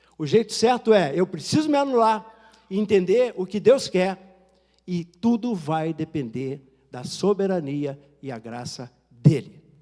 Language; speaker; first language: Portuguese; native; Portuguese